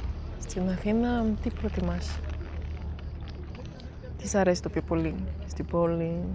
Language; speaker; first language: Greek; early bilingual, heritage; French